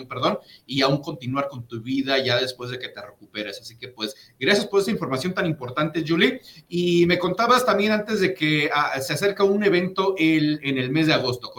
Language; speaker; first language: Spanish; native; Spanish